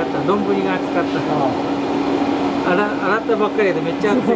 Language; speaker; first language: Japanese; native; Japanese